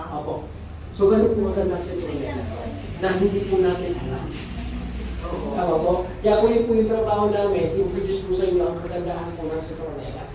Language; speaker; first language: Filipino; native; Filipino